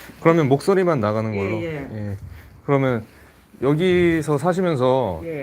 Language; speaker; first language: Korean; native; Korean